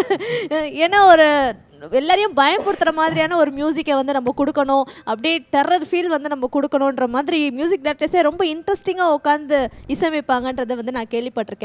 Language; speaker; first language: Tamil; native; Tamil